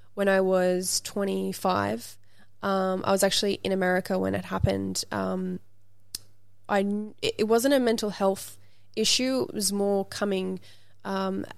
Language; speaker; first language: English; native; English